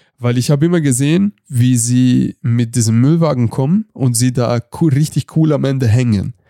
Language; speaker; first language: German; non-native, fluent; Hungarian